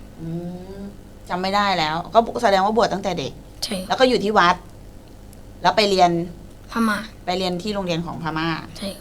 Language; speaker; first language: Thai; native; Thai